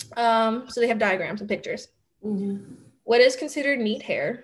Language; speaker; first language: English; native; English